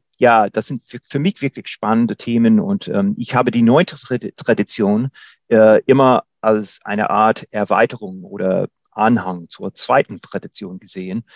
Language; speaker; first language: German; non-native, fluent; English